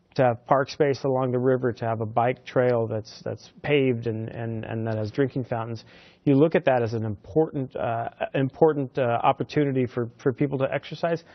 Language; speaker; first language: English; native; English